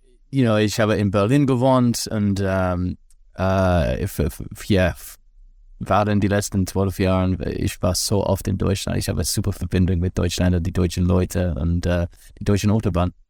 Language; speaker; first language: German; non-native, fluent; English